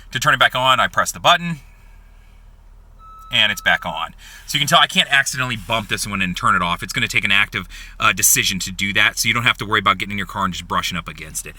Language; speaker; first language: English; native; English